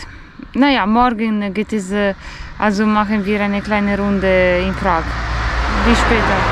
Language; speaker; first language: German; non-native, fluent; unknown